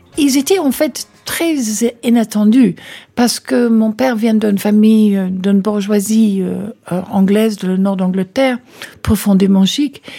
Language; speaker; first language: French; non-native, fluent; English